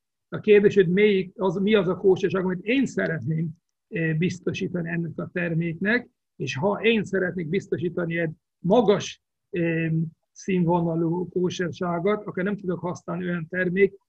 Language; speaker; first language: Hungarian; non-native, fluent; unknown